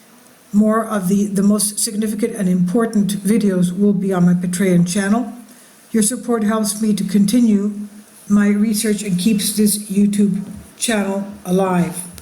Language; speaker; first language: English; non-native, fluent; Greek